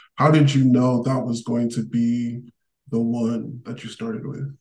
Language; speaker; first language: English; native; English